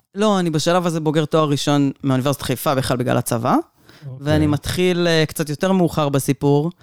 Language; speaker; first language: Hebrew; native; Hebrew